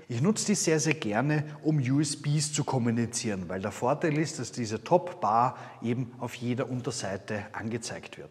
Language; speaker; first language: German; native; German